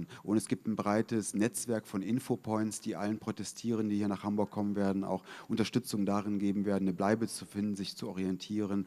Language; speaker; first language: German; native; German